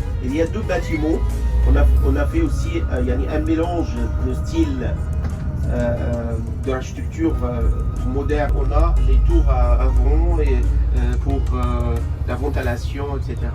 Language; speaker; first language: French; non-native, fluent; Arabic